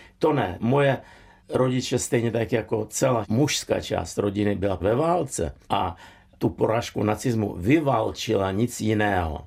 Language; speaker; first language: Czech; non-native, fluent; Russian